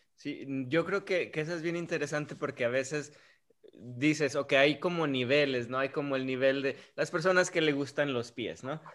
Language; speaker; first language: Spanish; early bilingual, heritage; Spanish